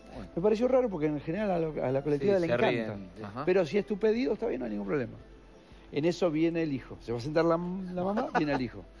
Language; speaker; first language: Spanish; native; Spanish